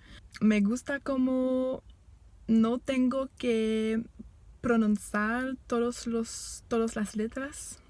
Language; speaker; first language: Spanish; non-native, fluent; French